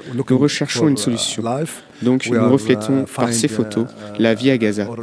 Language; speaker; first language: French; non-native, fluent; Arabic